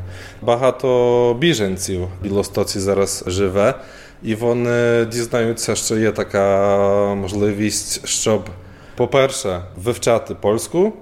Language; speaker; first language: Ukrainian; non-native, fluent; Polish